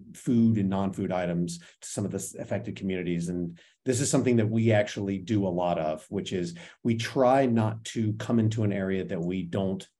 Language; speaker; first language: English; native; English